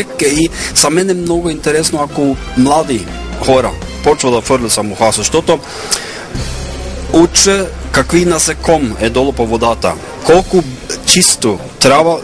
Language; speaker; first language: Bulgarian; non-native, fluent; Norwegian